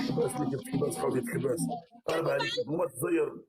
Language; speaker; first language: Arabic; native; Arabic